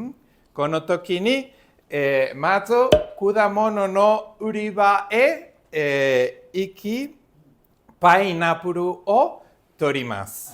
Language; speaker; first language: Japanese; non-native, learner; Spanish